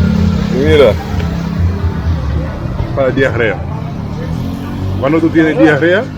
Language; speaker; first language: Spanish; non-native, learner; English